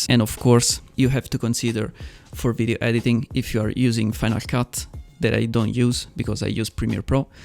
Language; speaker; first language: English; non-native, fluent; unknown